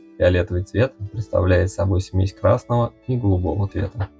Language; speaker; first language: Russian; native; Russian